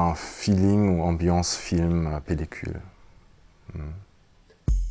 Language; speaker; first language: French; non-native, fluent; German